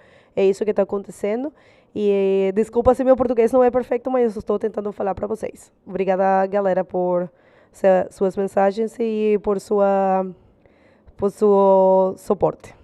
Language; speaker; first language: Portuguese; non-native, fluent; Spanish